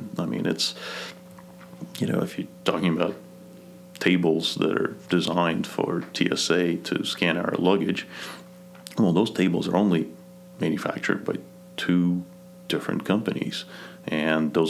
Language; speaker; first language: English; non-native, fluent; Kazakh